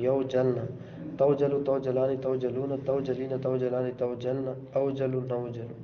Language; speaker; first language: Arabic; non-native, learner; Urdu